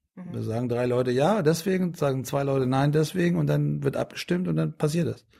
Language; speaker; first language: German; early bilingual, other home language; Persian